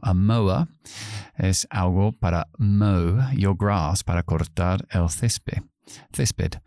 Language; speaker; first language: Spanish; non-native, fluent; English